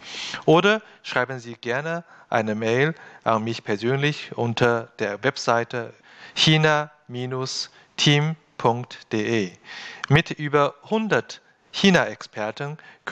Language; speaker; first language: German; non-native, fluent; Chinese